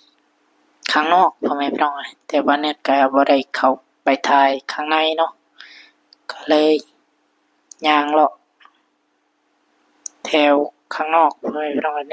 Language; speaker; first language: Thai; non-native, local second language; Northeastern Thai